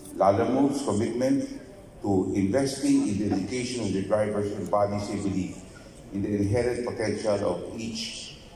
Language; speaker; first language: English; non-native, local second language; Filipino